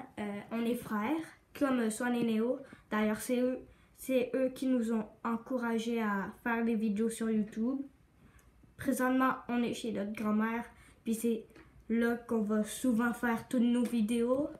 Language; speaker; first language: French; native; French